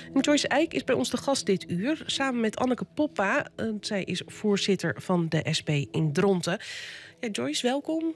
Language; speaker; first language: Dutch; native; Dutch